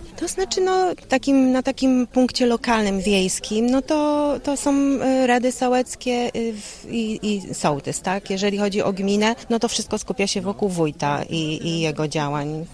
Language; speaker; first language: Polish; native; Polish